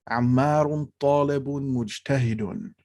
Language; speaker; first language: Arabic; non-native, fluent; English